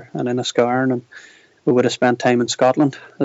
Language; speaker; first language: English; native; English